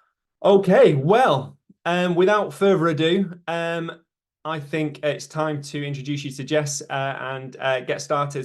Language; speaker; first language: English; native; English